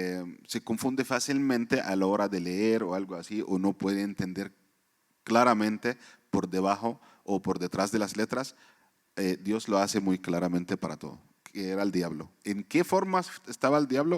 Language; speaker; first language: Spanish; non-native, fluent; Arabic